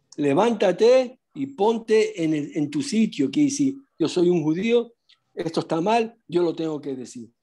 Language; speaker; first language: Spanish; non-native, fluent; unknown